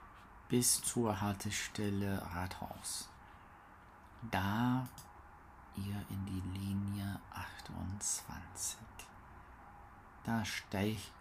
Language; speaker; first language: German; non-native, learner; English